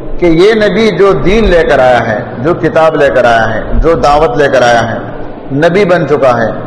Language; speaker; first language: Urdu; non-native, local second language; Pashto